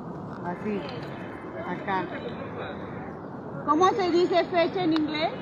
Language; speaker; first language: Spanish; native; Spanish